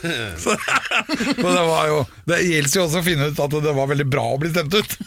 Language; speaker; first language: Norwegian; native; Norwegian